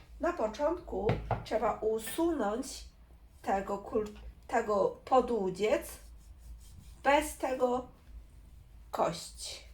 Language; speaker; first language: Polish; non-native, learner; Chinese